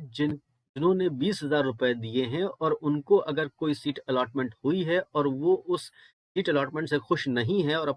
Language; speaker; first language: Hindi; native; Hindi